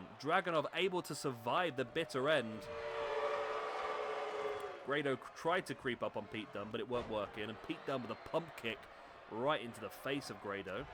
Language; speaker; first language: English; native; English